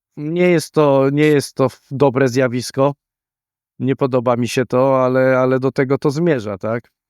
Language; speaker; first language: Polish; native; Polish